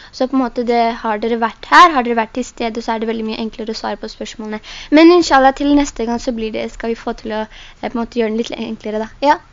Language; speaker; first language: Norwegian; early bilingual, other home language; Urdu